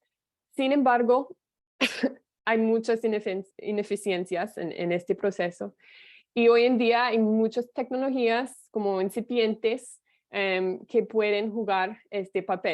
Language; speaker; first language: Spanish; non-native, fluent; English